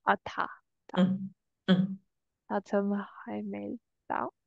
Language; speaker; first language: Chinese; non-native, learner; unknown